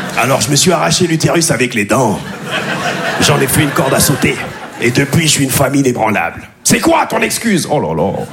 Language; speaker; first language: French; native; French